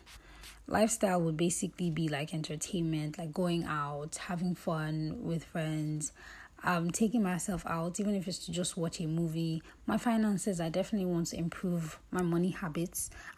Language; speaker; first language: English; non-native, local second language; Yoruba